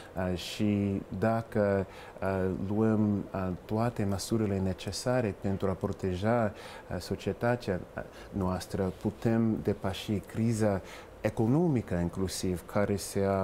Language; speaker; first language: Romanian; non-native, fluent; English